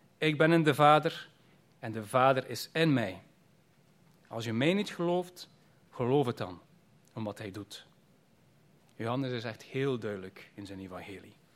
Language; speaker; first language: Dutch; native; Dutch